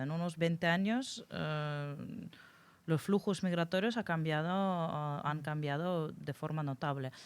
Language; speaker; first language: Spanish; non-native, fluent; Russian